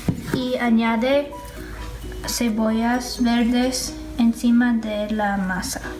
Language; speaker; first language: Spanish; non-native, learner; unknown